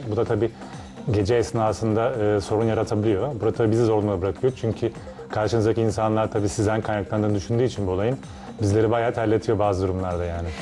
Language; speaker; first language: Turkish; early bilingual, heritage; Turkish